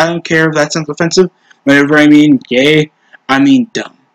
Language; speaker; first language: English; native; English